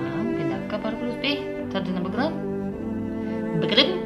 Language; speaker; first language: Turkish; non-native, learner; Russian